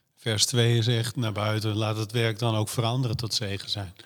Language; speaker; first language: Dutch; native; Dutch